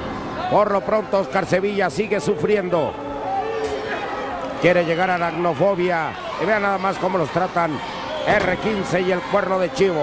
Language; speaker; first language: Spanish; native; Spanish